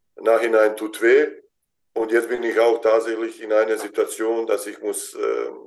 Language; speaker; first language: German; non-native, fluent; Bosnian